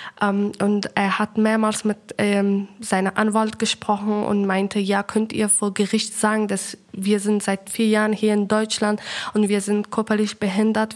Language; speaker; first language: German; non-native, learner; Persian